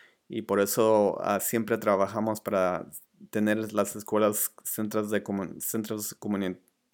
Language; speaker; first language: Spanish; early bilingual, other home language; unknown